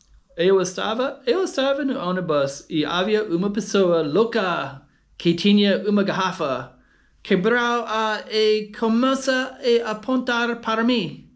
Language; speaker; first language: Portuguese; non-native, learner; English